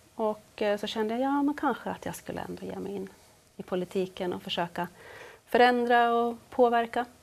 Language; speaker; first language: Swedish; native; Swedish